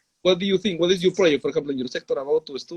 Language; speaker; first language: English; non-native, learner; Spanish